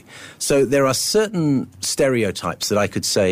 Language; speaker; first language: English; native; English